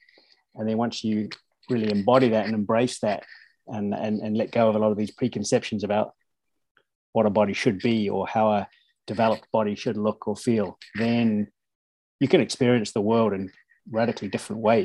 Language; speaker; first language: English; native; English